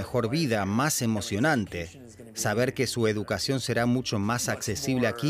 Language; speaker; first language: Spanish; non-native, fluent; English